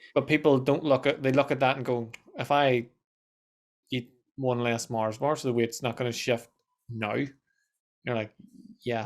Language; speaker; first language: English; native; English